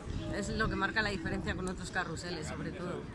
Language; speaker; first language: Spanish; native; Spanish